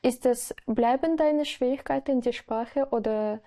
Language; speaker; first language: German; non-native, learner; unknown